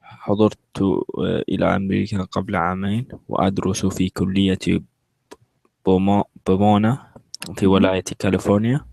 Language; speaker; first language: Arabic; non-native, learner; English